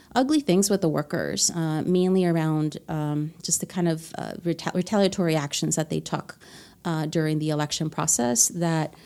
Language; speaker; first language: English; non-native, fluent; Spanish